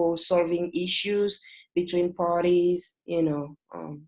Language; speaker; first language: English; non-native, fluent; French